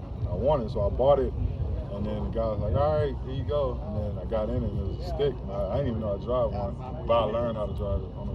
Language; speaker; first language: English; native; English